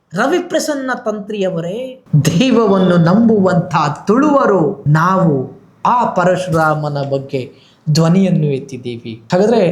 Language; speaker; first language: Kannada; non-native, local second language; Tulu